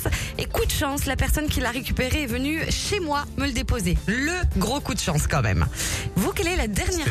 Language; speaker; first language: French; native; French